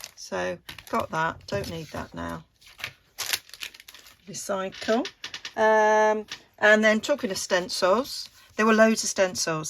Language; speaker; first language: English; native; English